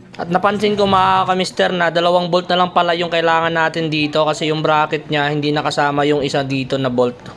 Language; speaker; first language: Filipino; non-native, local second language; Cebuano